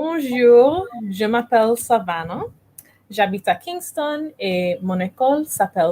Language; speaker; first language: French; non-native, learner; English